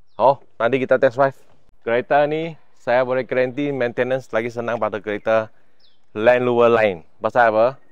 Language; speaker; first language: Malay; non-native, local second language; Chinese